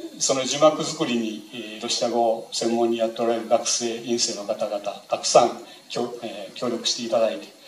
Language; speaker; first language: Japanese; native; Japanese